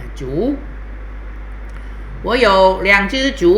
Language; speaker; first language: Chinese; non-native, fluent; Thai